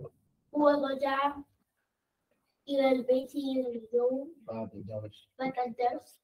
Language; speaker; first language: Arabic; non-native, learner; English